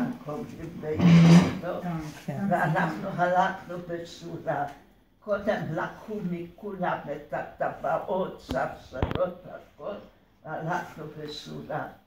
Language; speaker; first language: Hebrew; early bilingual, other home language; Hungarian